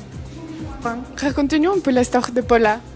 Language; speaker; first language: French; non-native, learner; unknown